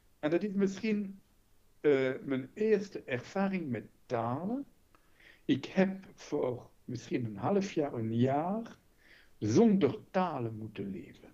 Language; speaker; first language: Dutch; non-native, fluent; French